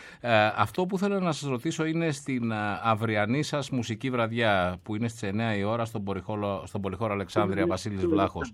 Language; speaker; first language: Greek; native; Greek